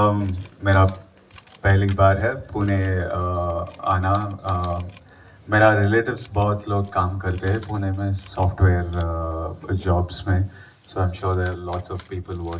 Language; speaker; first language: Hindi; non-native, local second language; Telugu